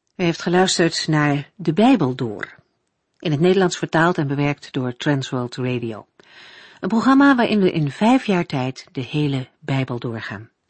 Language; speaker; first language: Dutch; native; Dutch